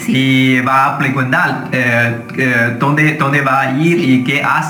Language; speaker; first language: Spanish; non-native, learner; Chinese